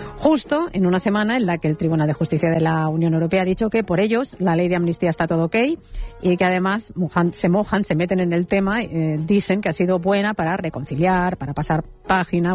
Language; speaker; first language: Spanish; native; Spanish